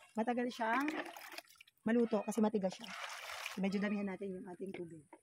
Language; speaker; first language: Filipino; native; Filipino